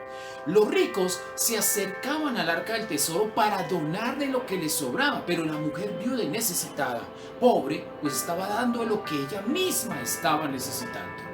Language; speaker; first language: Spanish; native; Spanish